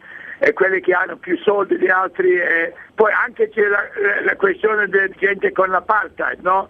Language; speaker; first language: Italian; early bilingual, heritage; English